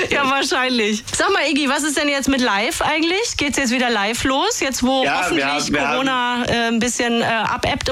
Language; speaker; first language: German; native; German